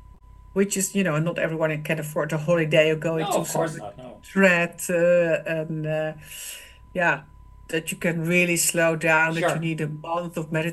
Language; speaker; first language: English; non-native, fluent; Dutch